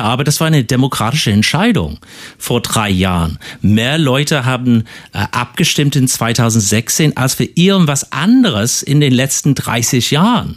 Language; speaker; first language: German; non-native, fluent; English